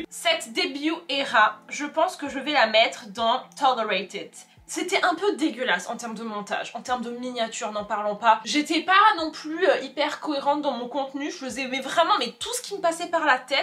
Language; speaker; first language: French; native; French